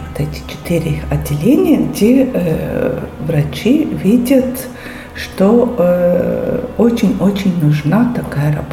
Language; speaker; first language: Russian; non-native, local second language; Latvian